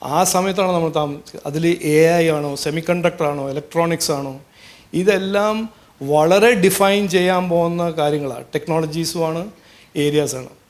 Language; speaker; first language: Malayalam; early bilingual, heritage; Malayalam